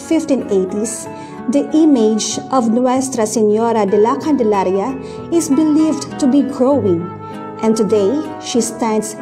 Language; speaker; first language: English; non-native, local second language; Filipino